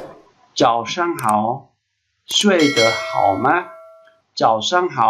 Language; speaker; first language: Chinese; non-native, fluent; Khmer